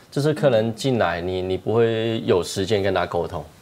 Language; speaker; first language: Chinese; non-native, fluent; Cantonese